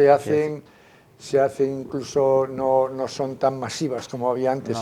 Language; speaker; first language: Spanish; native; Spanish